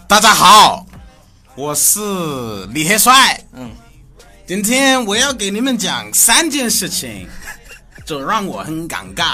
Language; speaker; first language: Chinese; non-native, fluent; English